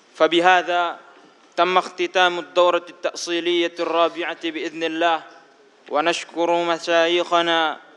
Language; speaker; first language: Arabic; non-native, fluent; Indonesian